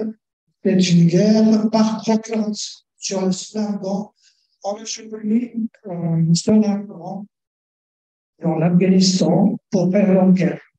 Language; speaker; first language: French; non-native, fluent; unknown